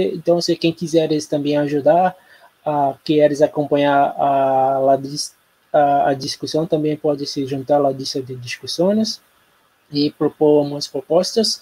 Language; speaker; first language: Spanish; non-native, learner; Portuguese